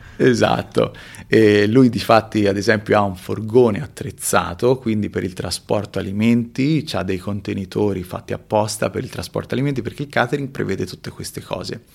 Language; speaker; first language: Italian; early bilingual, other home language; Spanish